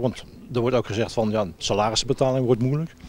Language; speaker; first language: Dutch; native; Dutch